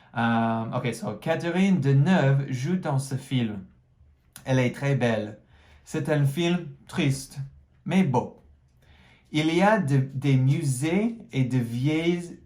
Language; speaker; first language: French; non-native, fluent; English